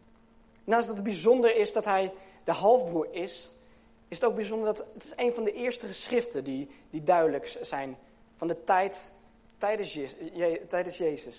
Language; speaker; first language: Dutch; native; Dutch